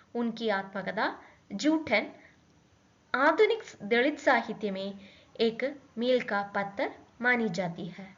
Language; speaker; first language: Hindi; non-native, local second language; Malayalam